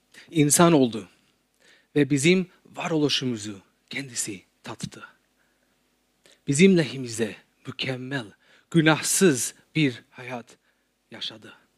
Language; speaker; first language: Turkish; non-native, fluent; English